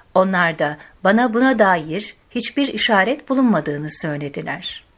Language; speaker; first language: Turkish; non-native, fluent; Arabic